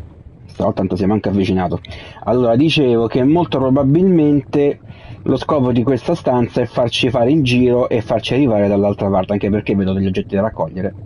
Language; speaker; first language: Italian; native; Italian